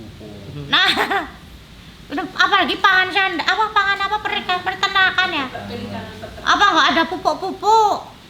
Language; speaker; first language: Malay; non-native, local second language; Javanese